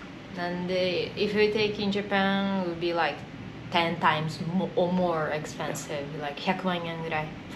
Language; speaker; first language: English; non-native, fluent; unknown